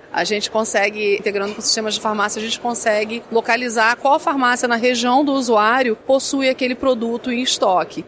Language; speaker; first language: Portuguese; native; Portuguese